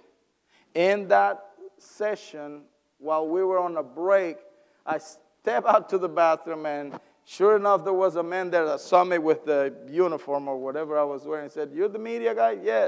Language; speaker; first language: English; non-native, fluent; Spanish